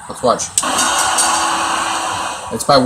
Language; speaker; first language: English; native; English